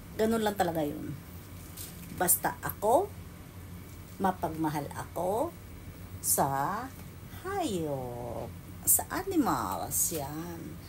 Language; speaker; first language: Filipino; native; Filipino